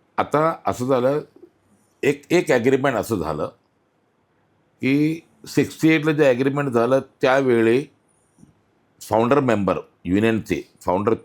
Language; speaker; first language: Marathi; non-native, local second language; Malayalam